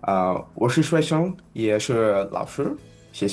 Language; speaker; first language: Chinese; non-native, learner; Tamil